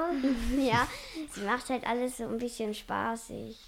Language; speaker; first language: German; native; German